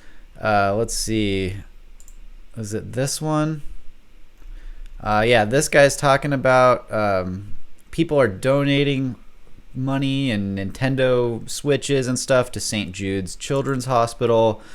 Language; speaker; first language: English; native; English